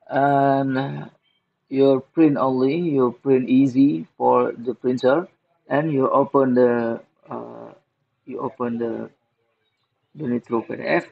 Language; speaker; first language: English; non-native, learner; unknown